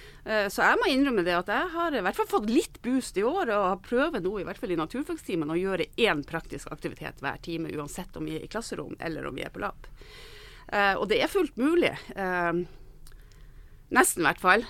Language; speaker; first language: Norwegian; native; Norwegian